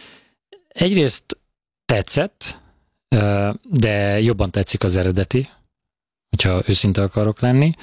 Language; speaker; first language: Hungarian; native; Hungarian